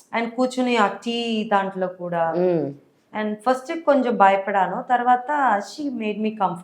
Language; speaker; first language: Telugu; non-native, learner; Tamil